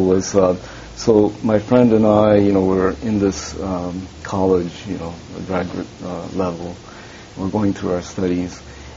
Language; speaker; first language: English; early bilingual, other home language; Japanese